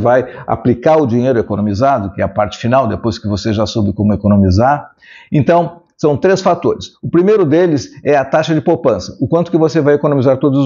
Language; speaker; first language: Portuguese; native; Portuguese